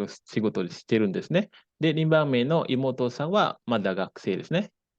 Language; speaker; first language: Japanese; non-native, fluent; Indonesian